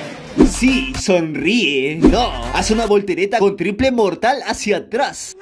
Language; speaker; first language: Spanish; native; Spanish